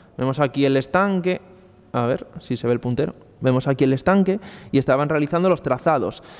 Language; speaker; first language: Spanish; native; Spanish